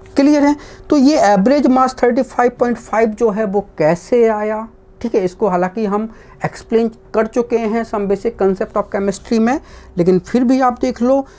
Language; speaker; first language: Hindi; non-native, local second language; Gujarati